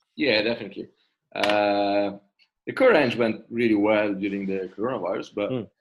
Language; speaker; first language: English; non-native, fluent; Italian